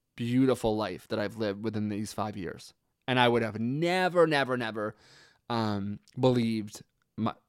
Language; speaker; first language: English; native; English